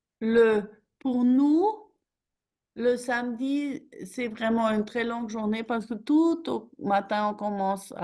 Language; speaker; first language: French; non-native, fluent; German